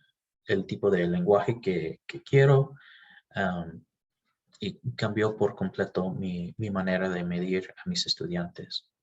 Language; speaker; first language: Spanish; non-native, fluent; English